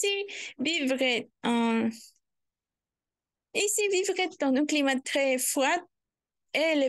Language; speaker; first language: French; non-native, learner; Spanish